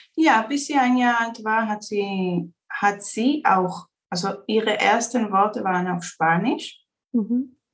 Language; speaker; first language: German; early bilingual, heritage; Spanish